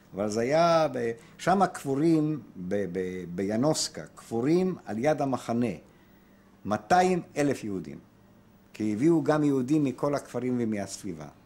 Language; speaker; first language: Hebrew; non-native, fluent; Polish